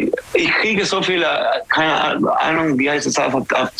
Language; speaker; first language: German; non-native, learner; English